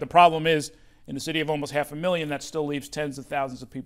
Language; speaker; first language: English; native; English